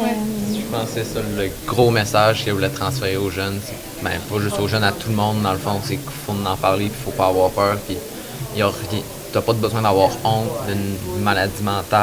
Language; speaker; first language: French; native; French